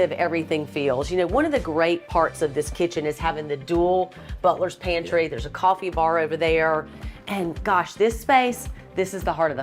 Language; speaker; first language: English; native; English